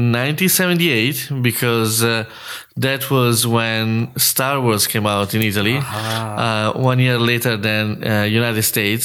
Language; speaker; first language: English; non-native, fluent; Italian